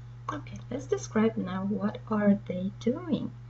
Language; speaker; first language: English; non-native, fluent; Portuguese